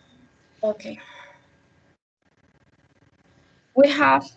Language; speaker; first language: English; non-native, learner; Spanish